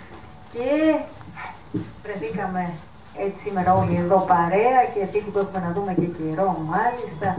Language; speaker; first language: Greek; native; Greek